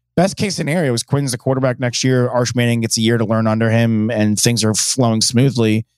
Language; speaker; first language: English; native; English